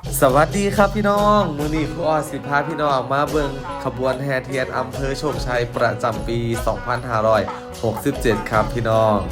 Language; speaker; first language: Thai; non-native, local second language; Lao